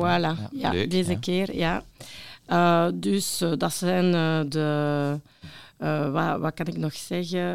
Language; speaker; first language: Dutch; non-native, local second language; French